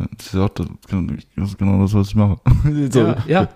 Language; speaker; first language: German; early bilingual, heritage; German